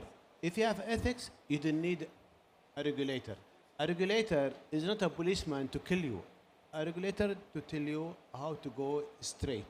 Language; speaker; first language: English; non-native, learner; Arabic